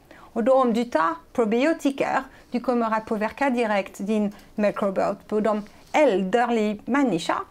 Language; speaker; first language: Swedish; non-native, fluent; French